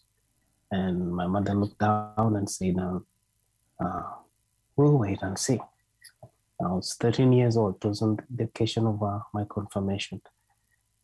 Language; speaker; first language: English; non-native, local second language; Luyia